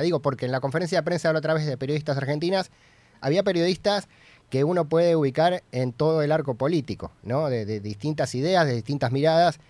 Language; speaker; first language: Spanish; native; Spanish